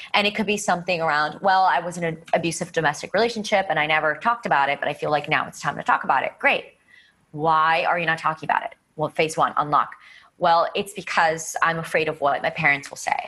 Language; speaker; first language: English; native; English